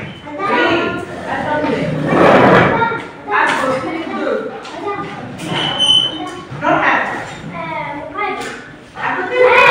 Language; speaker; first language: French; non-native, local second language; Arabic